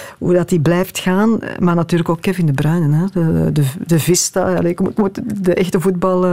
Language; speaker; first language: Dutch; native; Dutch